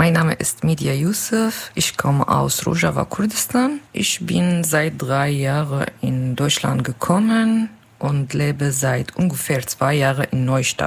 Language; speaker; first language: German; non-native, learner; Kurdish